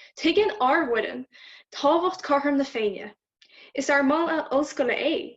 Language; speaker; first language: Irish; native; Irish